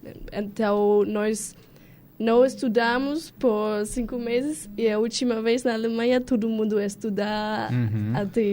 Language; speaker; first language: Portuguese; non-native, learner; German